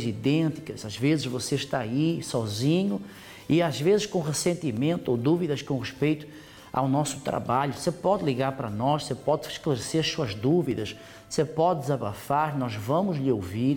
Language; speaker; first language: Portuguese; native; Portuguese